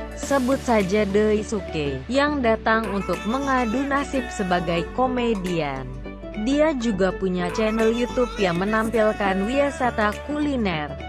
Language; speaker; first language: Indonesian; native; Indonesian